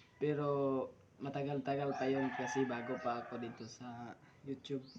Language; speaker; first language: Filipino; non-native, local second language; Cebuano